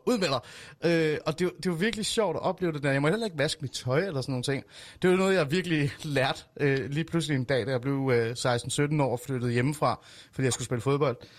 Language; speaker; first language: Danish; early bilingual, other home language; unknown